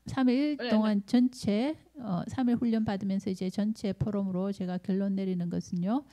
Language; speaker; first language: Korean; native; Korean